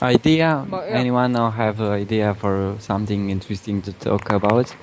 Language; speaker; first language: English; non-native, learner; Romanian